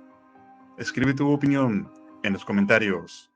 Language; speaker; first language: Spanish; native; Spanish